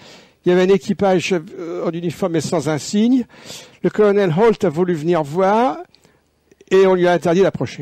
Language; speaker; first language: French; native; French